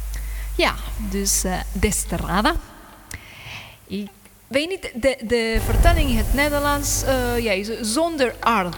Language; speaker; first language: Dutch; non-native, learner; English